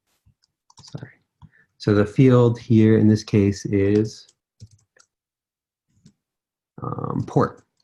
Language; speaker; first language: English; native; English